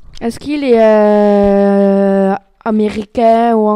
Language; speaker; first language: French; native; French